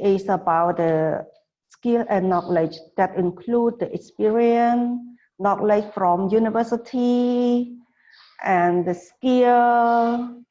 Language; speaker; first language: English; non-native, fluent; Khmer